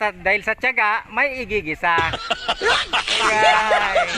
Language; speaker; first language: Filipino; non-native, local second language; Bikol